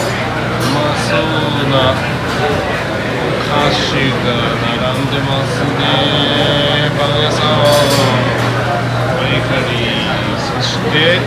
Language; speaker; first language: Japanese; native; Japanese